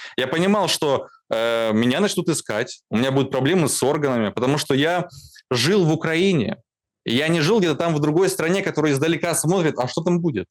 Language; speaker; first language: Russian; native; Russian